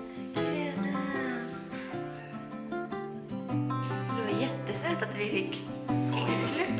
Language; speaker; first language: Swedish; non-native, learner; Japanese